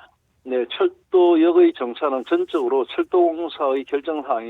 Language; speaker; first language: Korean; native; Korean